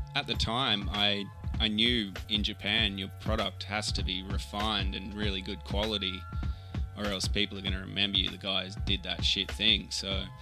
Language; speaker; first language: English; native; English